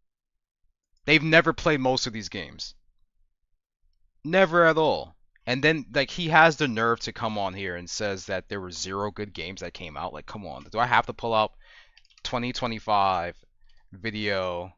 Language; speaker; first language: English; native; English